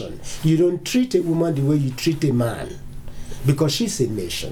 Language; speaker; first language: English; non-native, local second language; Yoruba